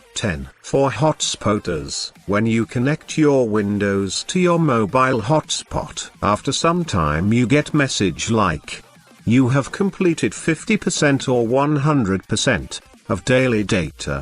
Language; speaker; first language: English; non-native, fluent; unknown